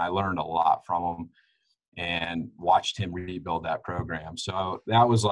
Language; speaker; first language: English; native; English